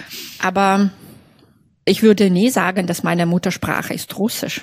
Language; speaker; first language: German; non-native, fluent; Belarusian